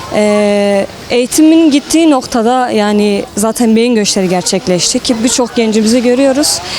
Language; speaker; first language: Turkish; non-native, local second language; Kurdish